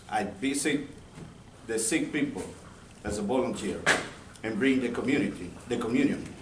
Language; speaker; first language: English; non-native, learner; Spanish